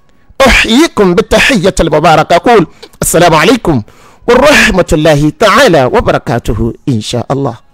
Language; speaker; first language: Arabic; non-native, learner; Yoruba